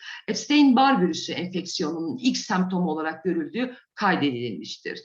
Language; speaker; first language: Turkish; native; Turkish